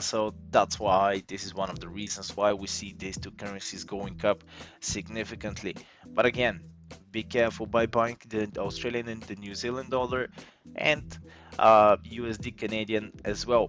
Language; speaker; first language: English; non-native, fluent; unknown